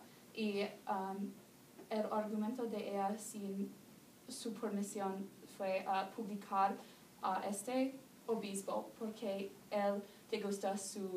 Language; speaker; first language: Spanish; non-native, learner; English